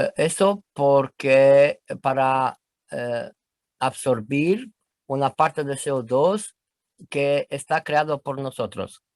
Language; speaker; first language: Spanish; non-native, learner; Romanian